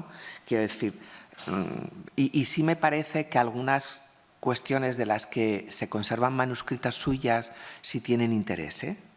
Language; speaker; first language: Spanish; native; Spanish